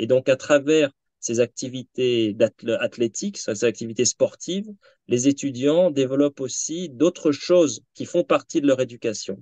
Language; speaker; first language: French; native; French